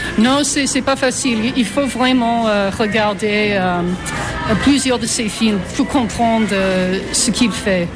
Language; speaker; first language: French; non-native, fluent; English